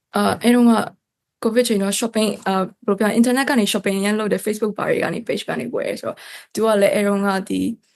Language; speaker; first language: Burmese; non-native, local second language; Kachin